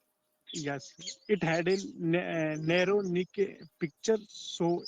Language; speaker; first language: English; non-native, learner; Hindi